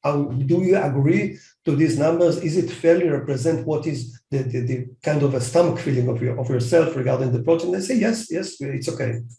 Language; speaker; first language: English; non-native, fluent; Hebrew